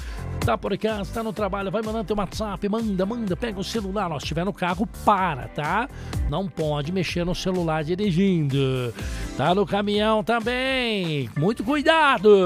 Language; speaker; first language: Portuguese; native; Portuguese